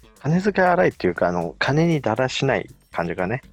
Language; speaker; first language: Japanese; native; Japanese